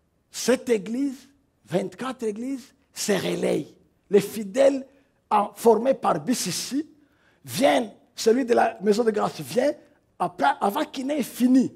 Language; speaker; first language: French; non-native, local second language; Kinyarwanda